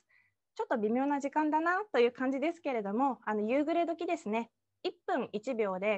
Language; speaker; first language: Japanese; native; Japanese